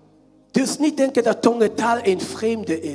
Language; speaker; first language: Dutch; non-native, fluent; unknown